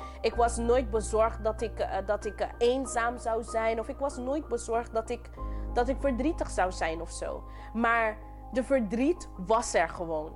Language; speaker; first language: Dutch; non-native, local second language; English